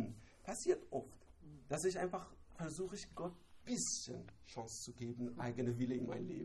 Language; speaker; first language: German; non-native, learner; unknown